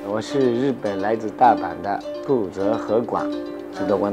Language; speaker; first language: Chinese; non-native, fluent; Japanese